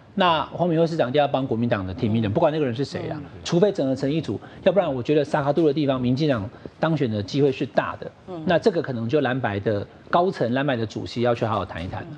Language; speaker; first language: Chinese; native; Chinese